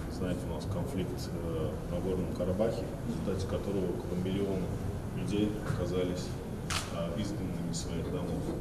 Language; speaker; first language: Russian; non-native, local second language; Azerbaijani